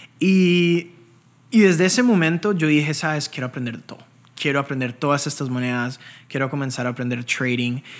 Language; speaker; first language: Spanish; early bilingual, heritage; Spanish